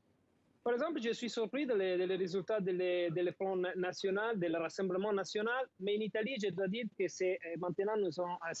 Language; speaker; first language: French; non-native, fluent; Italian